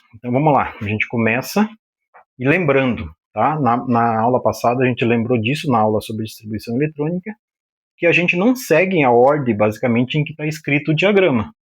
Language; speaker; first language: Portuguese; native; Portuguese